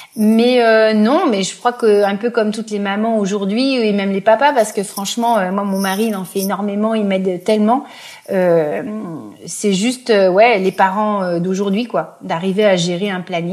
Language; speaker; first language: French; native; French